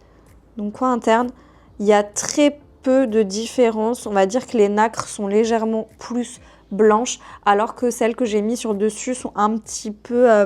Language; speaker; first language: French; native; French